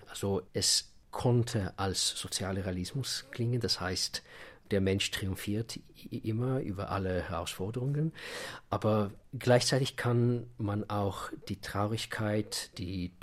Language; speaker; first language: German; non-native, fluent; Russian